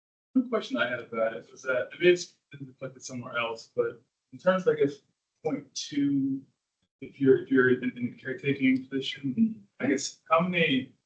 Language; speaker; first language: English; native; English